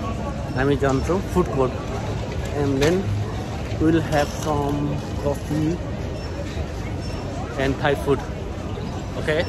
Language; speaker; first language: English; non-native, learner; Nepali